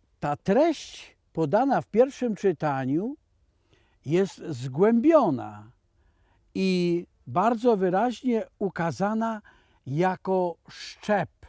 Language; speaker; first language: Polish; native; Polish